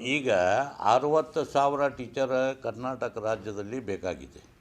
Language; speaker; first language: Kannada; non-native, local second language; Urdu